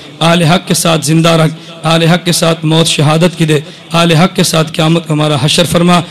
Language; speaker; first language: Urdu; non-native, local second language; Punjabi